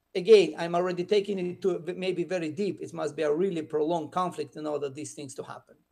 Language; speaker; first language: English; non-native, fluent; Russian